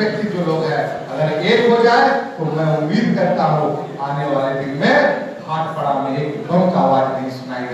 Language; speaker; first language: Hindi; native; Hindi